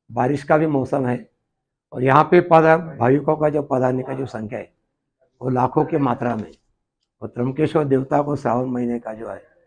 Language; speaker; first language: Hindi; non-native, local second language; Marathi